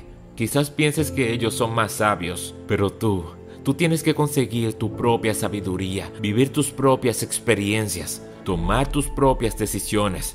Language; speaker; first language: Spanish; native; Spanish